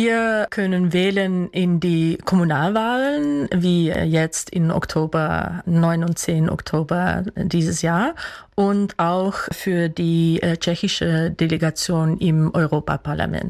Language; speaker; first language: German; non-native, fluent; Dutch